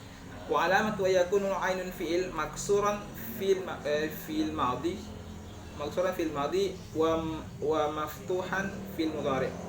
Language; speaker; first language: Arabic; non-native, learner; Indonesian